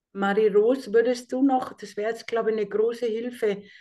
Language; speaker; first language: German; native; German